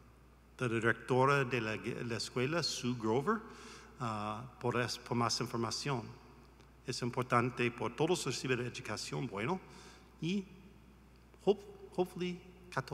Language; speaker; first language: Spanish; non-native, learner; English